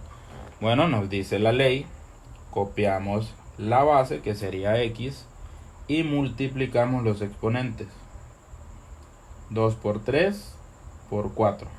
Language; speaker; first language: Spanish; native; Spanish